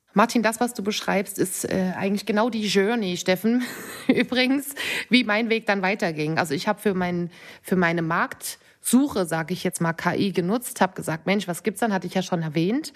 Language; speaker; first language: German; native; German